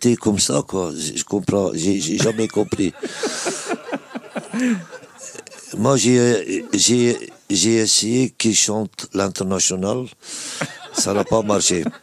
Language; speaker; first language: French; non-native, local second language; Dutch